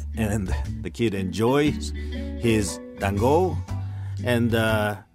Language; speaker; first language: English; early bilingual, other home language; Japanese